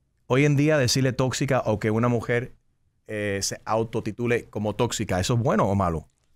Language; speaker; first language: Spanish; early bilingual, heritage; Spanish